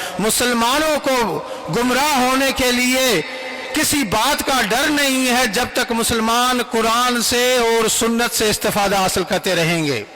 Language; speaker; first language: Urdu; non-native, local second language; Sindhi